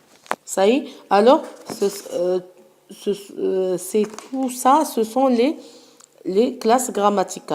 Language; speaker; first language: French; non-native, local second language; Arabic